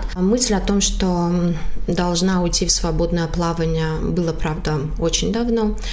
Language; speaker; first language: Russian; non-native, local second language; Tajik